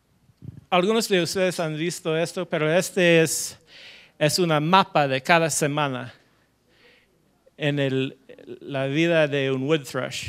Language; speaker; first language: Spanish; non-native, fluent; English